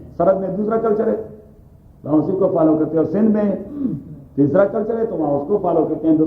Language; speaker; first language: Urdu; non-native, local second language; Pashto